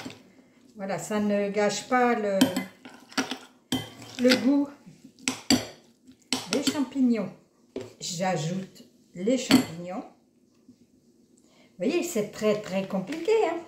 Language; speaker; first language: French; native; French